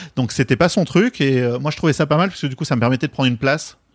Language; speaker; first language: French; native; French